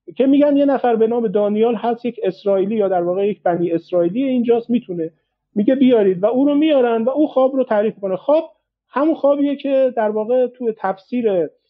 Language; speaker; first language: Persian; native; Persian